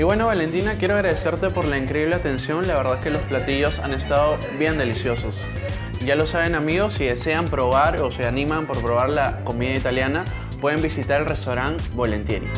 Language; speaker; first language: Spanish; native; Spanish